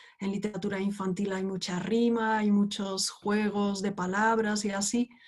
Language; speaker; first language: Spanish; non-native, fluent; Dutch